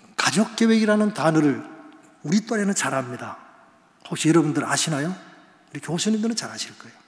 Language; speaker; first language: Korean; native; Korean